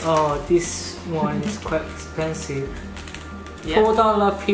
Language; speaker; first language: English; non-native, fluent; Korean